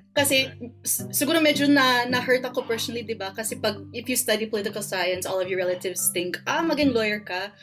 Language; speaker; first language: English; native; English